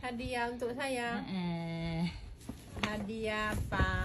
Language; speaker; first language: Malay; non-native, learner; Indonesian